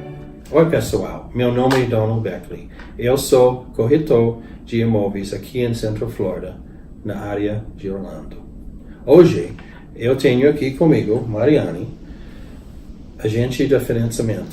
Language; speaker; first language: Portuguese; non-native, learner; English